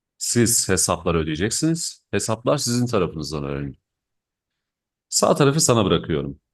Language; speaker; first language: Turkish; native; Turkish